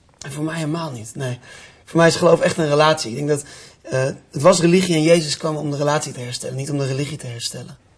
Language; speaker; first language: Dutch; native; Dutch